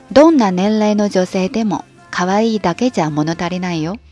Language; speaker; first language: Japanese; non-native, fluent; Chinese